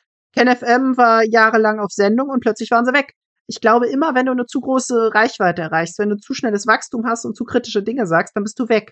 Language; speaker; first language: German; native; German